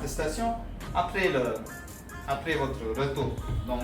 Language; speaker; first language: French; non-native, fluent; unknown